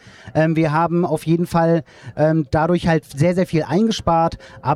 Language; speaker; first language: German; native; German